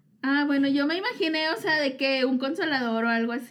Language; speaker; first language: Spanish; native; Spanish